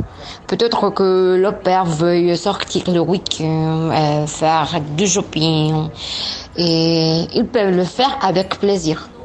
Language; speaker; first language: French; non-native, learner; Spanish